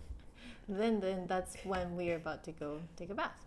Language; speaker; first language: English; non-native, fluent; Japanese